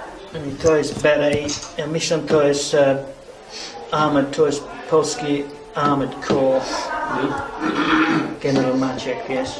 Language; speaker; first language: Polish; early bilingual, heritage; English